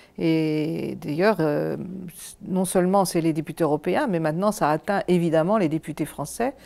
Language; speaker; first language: French; native; French